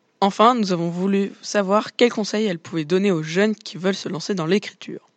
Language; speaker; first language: French; native; French